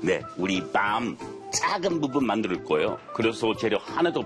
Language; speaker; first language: Korean; non-native, fluent; English